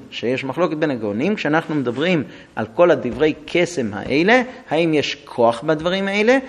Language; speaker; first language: Hebrew; non-native, fluent; English